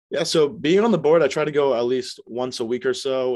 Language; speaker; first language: English; native; English